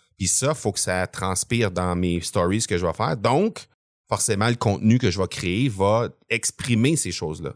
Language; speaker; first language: French; native; French